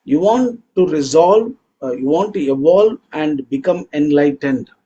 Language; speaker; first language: English; non-native, local second language; Tamil